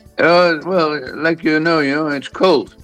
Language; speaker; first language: English; non-native, fluent; Dutch